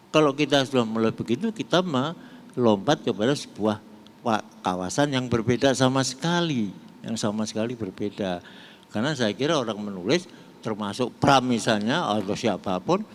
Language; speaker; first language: Indonesian; non-native, local second language; Javanese